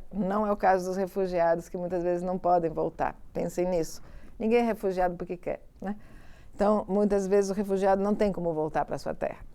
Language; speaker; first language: Portuguese; early bilingual, other home language; Italian